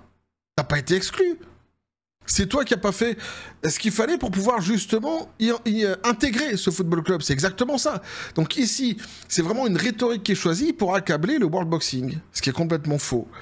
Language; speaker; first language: French; native; French